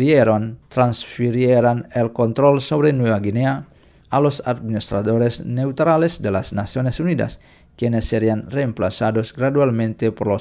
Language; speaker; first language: Spanish; non-native, fluent; Indonesian